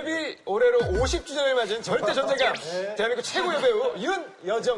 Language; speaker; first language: Korean; native; Korean